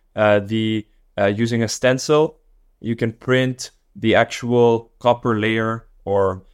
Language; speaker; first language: English; non-native, local second language; Dutch